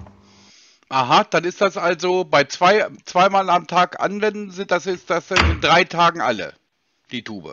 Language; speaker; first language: German; native; German